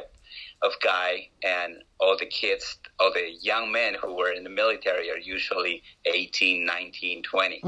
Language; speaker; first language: English; non-native, fluent; Spanish